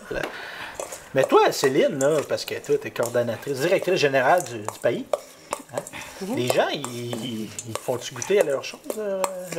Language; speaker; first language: French; native; French